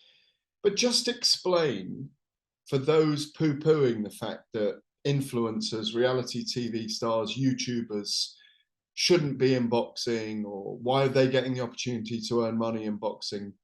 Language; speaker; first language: English; native; English